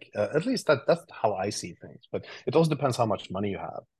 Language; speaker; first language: English; non-native, fluent; Swedish